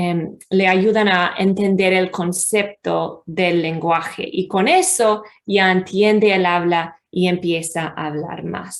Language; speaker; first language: Spanish; non-native, fluent; English